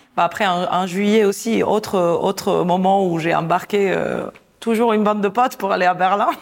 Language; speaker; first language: French; non-native, fluent; Italian